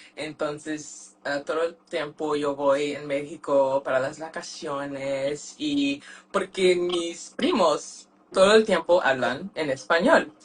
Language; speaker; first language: Spanish; non-native, learner; French